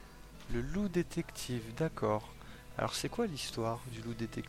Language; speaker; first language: French; native; French